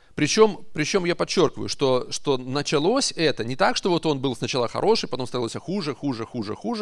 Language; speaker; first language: Russian; native; Russian